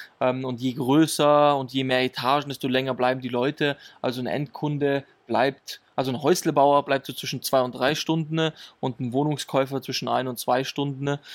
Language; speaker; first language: German; early bilingual, other home language; Italian